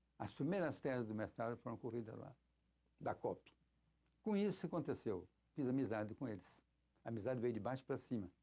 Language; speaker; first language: Portuguese; native; Portuguese